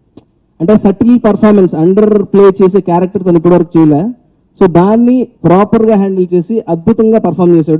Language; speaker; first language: Telugu; native; Telugu